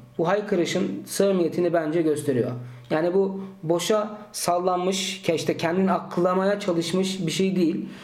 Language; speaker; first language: Turkish; early bilingual, heritage; Turkish